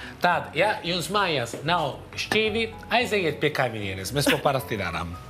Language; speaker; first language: Latvian; non-native, fluent; Italian